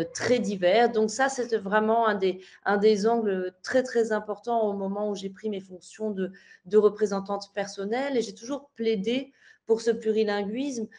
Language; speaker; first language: French; native; French